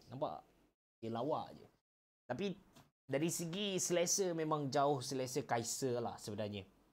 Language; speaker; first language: Malay; native; Malay